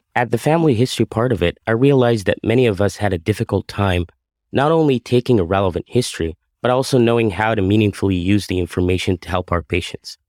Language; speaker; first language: English; non-native, fluent; Arabic